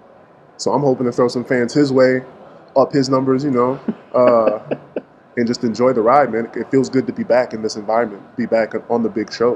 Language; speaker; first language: English; native; English